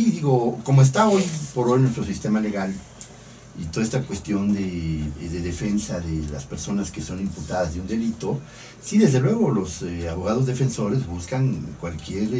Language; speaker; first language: Spanish; native; Spanish